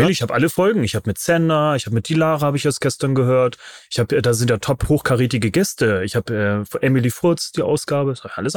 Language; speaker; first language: German; native; German